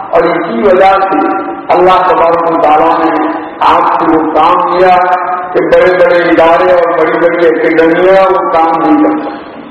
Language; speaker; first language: Urdu; native; Urdu